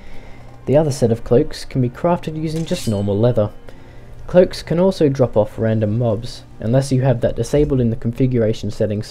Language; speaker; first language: English; native; English